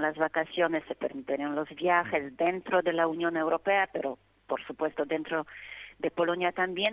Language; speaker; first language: Spanish; non-native, fluent; Polish